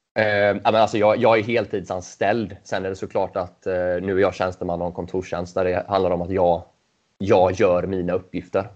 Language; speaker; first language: Swedish; native; Swedish